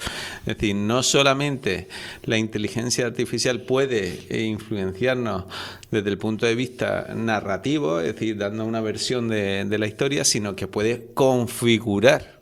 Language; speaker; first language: Spanish; native; Spanish